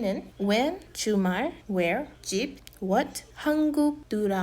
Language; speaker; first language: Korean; non-native, fluent; English